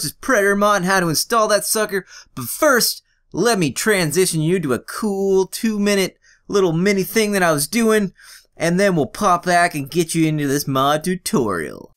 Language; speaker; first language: English; native; English